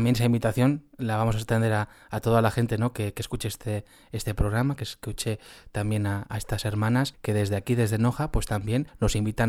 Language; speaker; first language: Spanish; native; Spanish